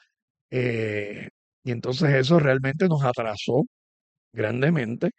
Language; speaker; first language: Spanish; native; Spanish